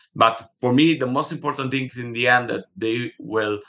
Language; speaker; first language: English; non-native, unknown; Italian